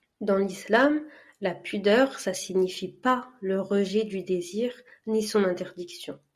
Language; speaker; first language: French; early bilingual, other home language; Arabic